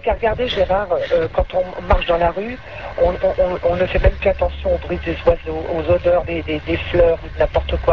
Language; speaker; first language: French; native; French